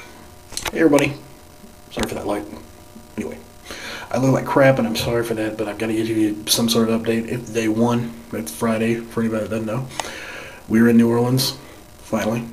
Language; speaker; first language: English; native; English